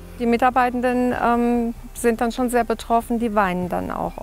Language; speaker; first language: German; native; German